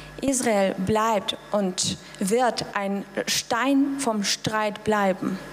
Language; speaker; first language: German; non-native, fluent; Russian